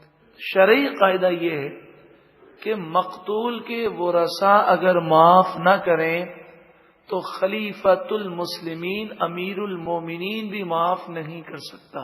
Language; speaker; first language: Urdu; native; Urdu